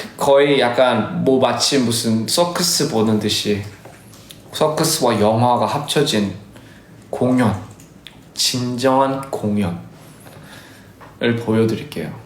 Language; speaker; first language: Korean; early bilingual, heritage; English